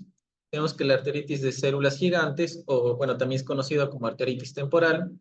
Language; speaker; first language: Spanish; native; Spanish